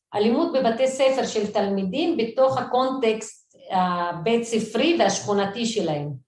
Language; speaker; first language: Hebrew; non-native, local second language; Arabic